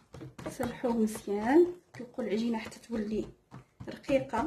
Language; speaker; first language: Arabic; native; Arabic